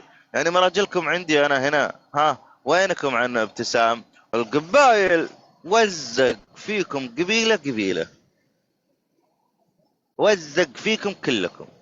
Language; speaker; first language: Arabic; native; Arabic